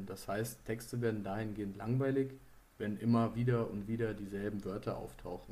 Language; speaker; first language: German; native; German